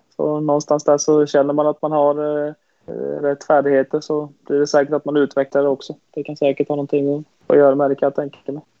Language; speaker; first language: Swedish; native; Swedish